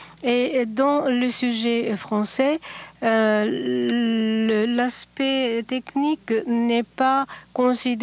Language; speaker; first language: French; non-native, fluent; Japanese